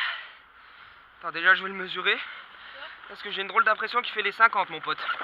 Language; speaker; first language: French; native; French